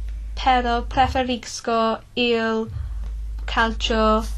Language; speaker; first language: Italian; non-native, learner; English